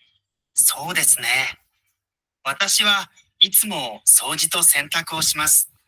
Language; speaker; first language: Japanese; non-native, learner; Bangla